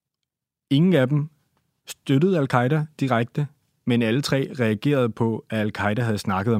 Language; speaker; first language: Danish; native; Danish